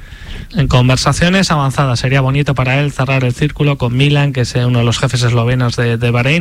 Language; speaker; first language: Spanish; native; Spanish